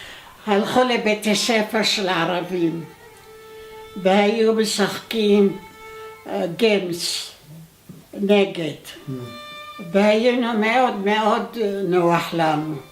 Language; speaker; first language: Hebrew; non-native, fluent; Arabic